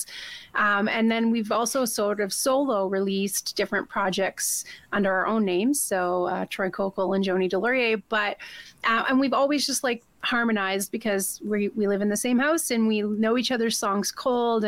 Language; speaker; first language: English; native; English